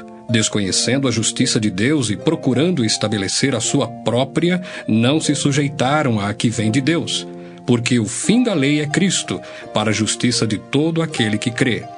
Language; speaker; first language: Portuguese; native; Portuguese